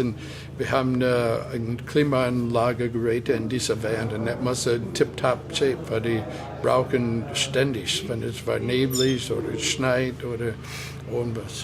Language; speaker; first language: German; non-native, fluent; English